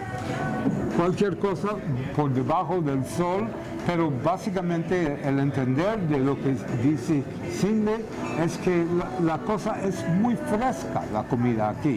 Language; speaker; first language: Spanish; non-native, fluent; English